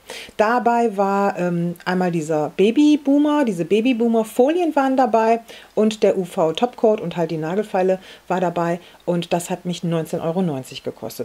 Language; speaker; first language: German; native; German